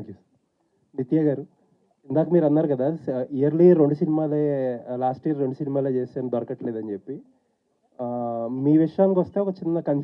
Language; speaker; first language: Telugu; native; Telugu